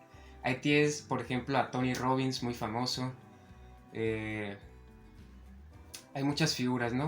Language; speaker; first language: Spanish; native; Spanish